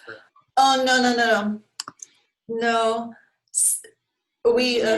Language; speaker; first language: French; non-native, learner; English